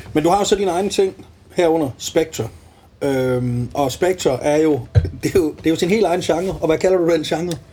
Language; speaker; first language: Danish; native; Danish